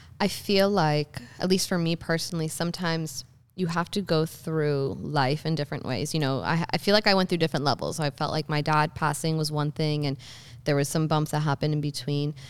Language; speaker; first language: English; native; English